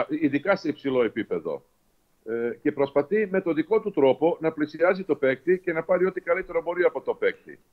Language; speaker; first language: Greek; non-native, fluent; Serbian